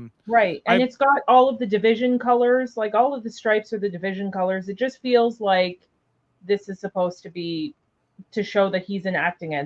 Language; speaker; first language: English; native; English